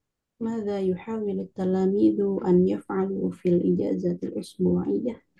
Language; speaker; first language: Arabic; non-native, learner; Indonesian